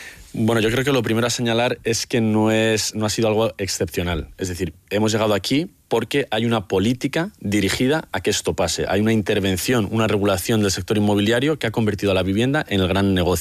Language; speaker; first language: Spanish; native; Spanish